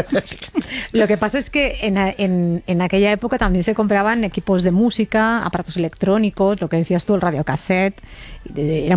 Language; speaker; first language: Spanish; native; Spanish